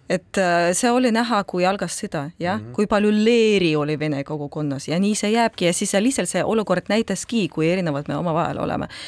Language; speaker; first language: Estonian; non-native, local second language; Russian